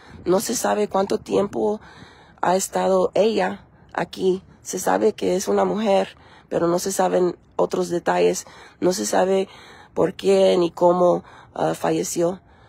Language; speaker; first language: Spanish; early bilingual, heritage; Spanish